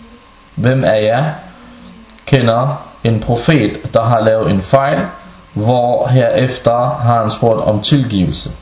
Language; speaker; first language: Danish; non-native, local second language; Arabic